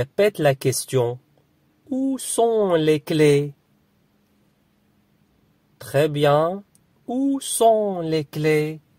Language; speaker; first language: French; non-native, fluent; Arabic